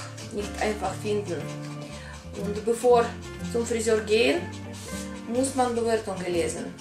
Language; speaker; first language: German; non-native, learner; Russian